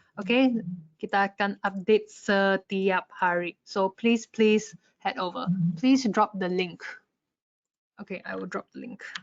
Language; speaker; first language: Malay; non-native, local second language; English